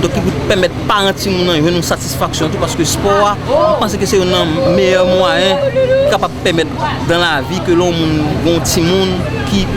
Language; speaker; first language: French; non-native, local second language; Haitian Creole